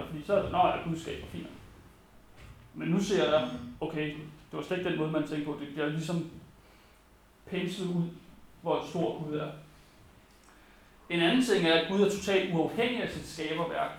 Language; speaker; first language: Danish; native; Danish